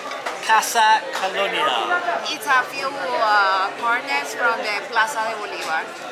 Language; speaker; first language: English; non-native, fluent; Spanish